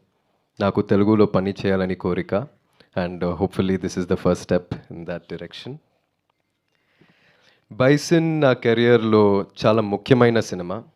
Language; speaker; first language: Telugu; non-native, local second language; Tamil